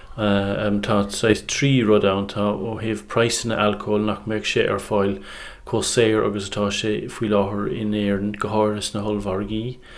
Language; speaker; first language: Irish; non-native, local second language; English